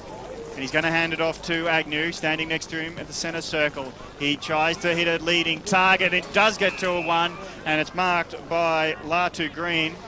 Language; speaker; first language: English; native; English